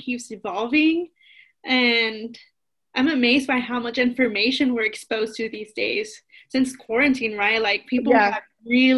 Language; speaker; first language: English; early bilingual, other home language; Spanish